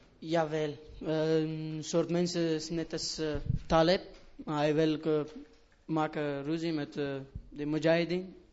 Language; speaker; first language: Dutch; non-native, learner; Persian